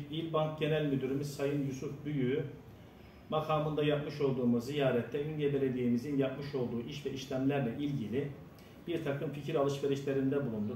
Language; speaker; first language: Turkish; native; Turkish